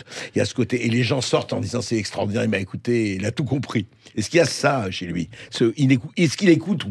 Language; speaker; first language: French; native; French